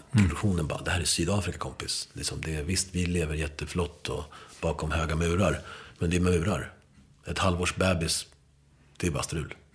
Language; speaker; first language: Swedish; early bilingual, other home language; Spanish